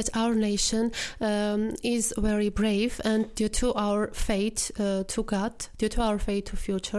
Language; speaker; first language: English; non-native, fluent; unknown